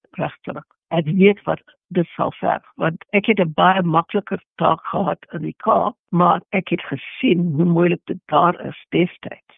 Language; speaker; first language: Afrikaans; non-native, local second language; English